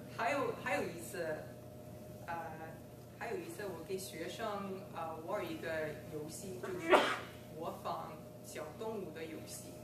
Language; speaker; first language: Chinese; non-native, fluent; English